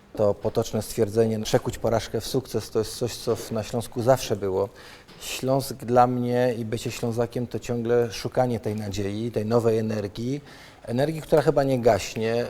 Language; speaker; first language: Polish; native; Polish